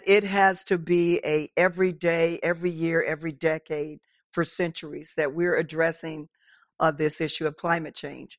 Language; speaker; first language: English; native; English